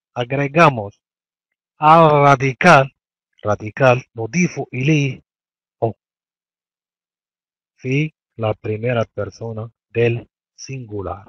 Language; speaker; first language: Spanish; non-native, fluent; Arabic